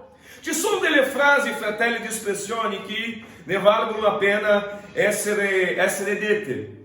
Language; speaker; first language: Italian; non-native, fluent; Portuguese